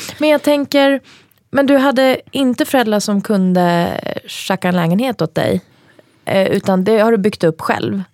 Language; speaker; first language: Swedish; early bilingual, other home language; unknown